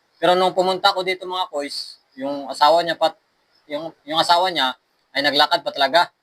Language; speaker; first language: Filipino; non-native, local second language; Aklanon